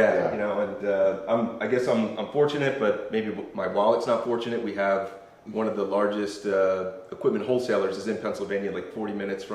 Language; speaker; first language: English; native; English